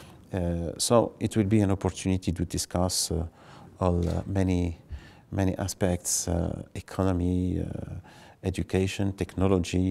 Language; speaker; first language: English; non-native, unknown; Arabic